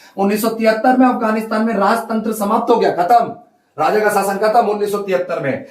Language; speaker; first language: Hindi; native; Hindi